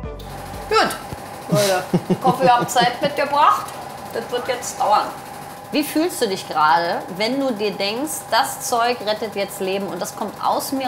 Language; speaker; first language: German; native; German